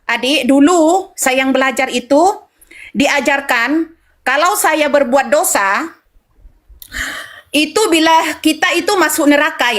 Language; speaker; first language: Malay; non-native, local second language; Madurese